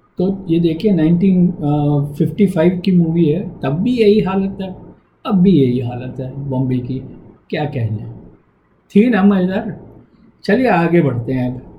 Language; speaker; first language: Hindi; non-native, local second language; Tamil